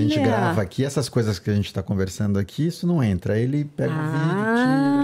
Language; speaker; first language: Portuguese; non-native, learner; Chinese